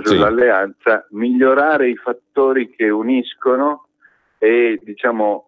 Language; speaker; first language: Italian; native; Italian